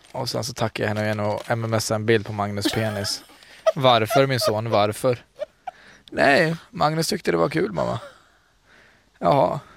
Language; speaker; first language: Swedish; early bilingual, other home language; Central Kurdish